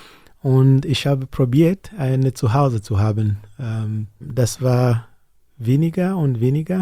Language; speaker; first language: German; non-native, learner; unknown